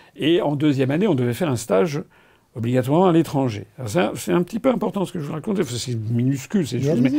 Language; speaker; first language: French; native; French